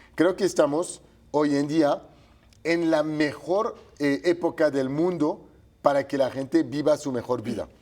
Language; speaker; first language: Spanish; non-native, fluent; French